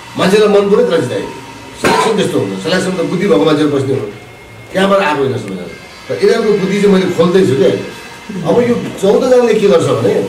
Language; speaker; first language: Nepali; non-native, local second language; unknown